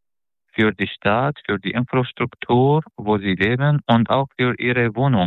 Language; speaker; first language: German; non-native, learner; Arabic